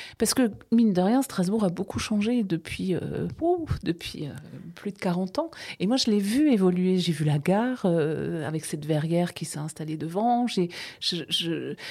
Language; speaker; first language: French; native; French